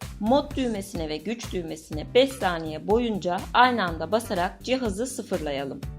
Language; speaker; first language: Turkish; native; Turkish